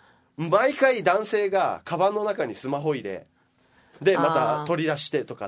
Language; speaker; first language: Japanese; native; Japanese